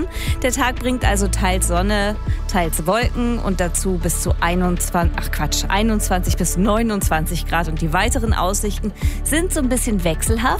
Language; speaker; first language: German; native; German